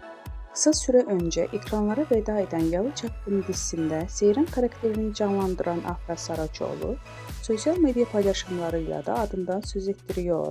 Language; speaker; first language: Turkish; native; Turkish